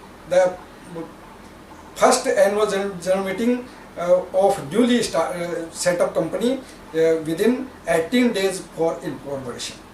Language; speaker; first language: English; non-native, local second language; Hindi